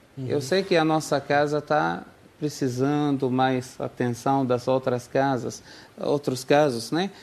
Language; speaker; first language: Portuguese; non-native, fluent; Arabic